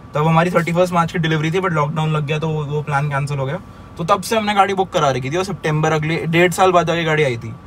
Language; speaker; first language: Hindi; native; Hindi